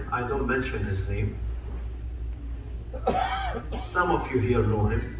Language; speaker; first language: English; non-native, fluent; Arabic